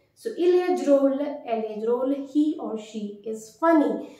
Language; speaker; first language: French; non-native, fluent; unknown